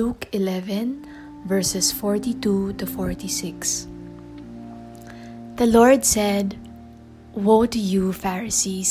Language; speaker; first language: English; non-native, local second language; Filipino